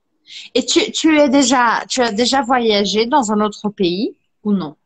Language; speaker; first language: French; non-native, fluent; Portuguese